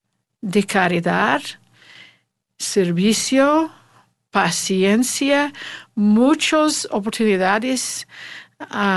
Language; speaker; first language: Spanish; non-native, learner; English